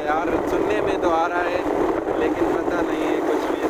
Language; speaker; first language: Hindi; non-native, local second language; Sindhi